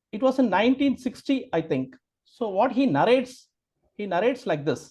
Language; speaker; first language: English; non-native, local second language; Tamil